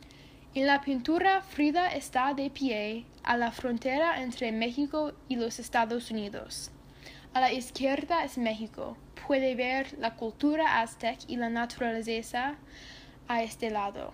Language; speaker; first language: Spanish; non-native, learner; English